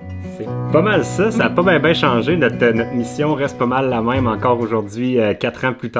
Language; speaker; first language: French; native; French